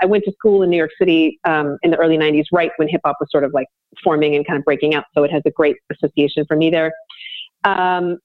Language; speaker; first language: English; native; English